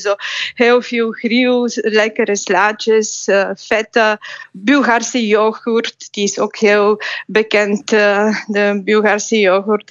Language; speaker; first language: Dutch; non-native, fluent; Bulgarian